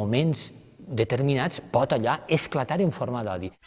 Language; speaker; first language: Catalan; native; Catalan